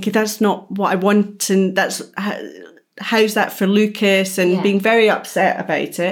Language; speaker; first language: English; native; English